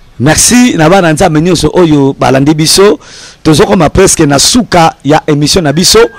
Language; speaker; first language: Lingala; native; Lingala